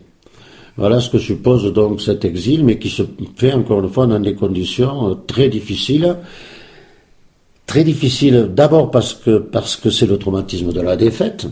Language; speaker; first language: French; early bilingual, other home language; Spanish